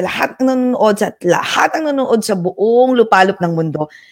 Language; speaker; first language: Filipino; native; Filipino